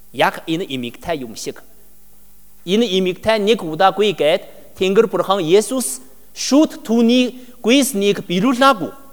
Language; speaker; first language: Mongolian; non-native, learner; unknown